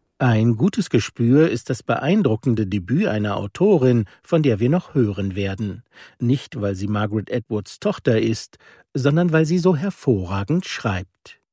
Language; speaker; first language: German; native; German